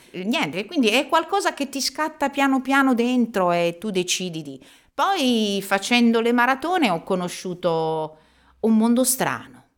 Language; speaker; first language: Italian; native; Italian